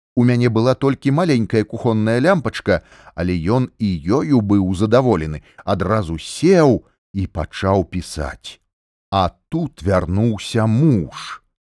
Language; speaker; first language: Belarusian; native; Belarusian